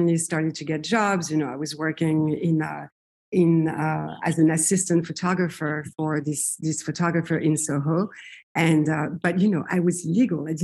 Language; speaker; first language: English; non-native, fluent; French